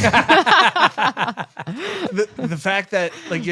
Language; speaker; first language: English; native; English